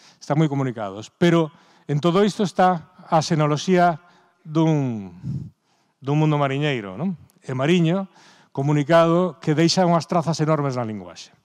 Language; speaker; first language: Galician; native; Galician